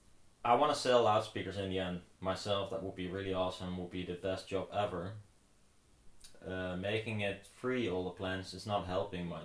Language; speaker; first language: English; non-native, fluent; Dutch